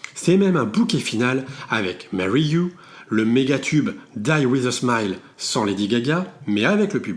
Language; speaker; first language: French; native; French